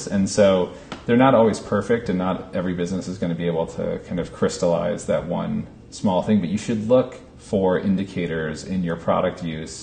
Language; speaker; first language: English; native; English